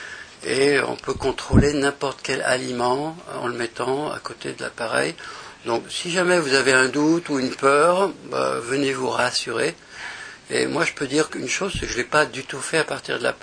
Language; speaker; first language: French; native; French